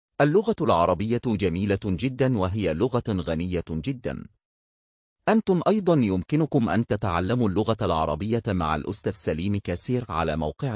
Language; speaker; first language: Arabic; non-native, fluent; French